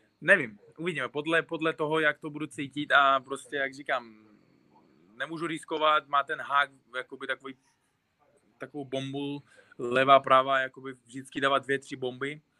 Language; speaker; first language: Czech; non-native, fluent; Uzbek